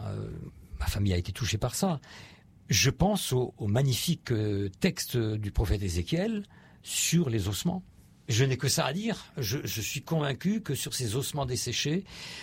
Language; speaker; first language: French; native; French